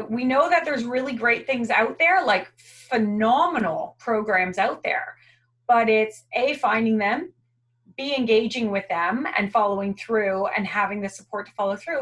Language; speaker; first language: English; native; English